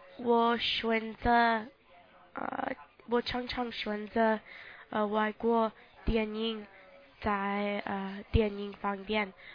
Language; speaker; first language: Chinese; non-native, learner; English